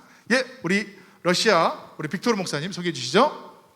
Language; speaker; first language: Korean; native; Korean